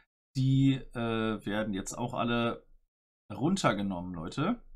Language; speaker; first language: German; native; German